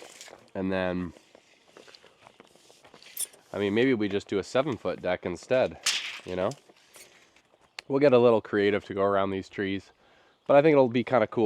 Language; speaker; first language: English; native; English